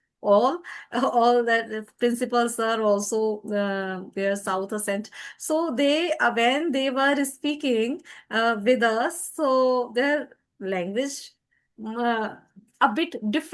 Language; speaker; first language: English; non-native, learner; Hindi